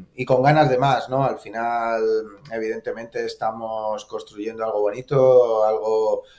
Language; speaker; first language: Spanish; native; Spanish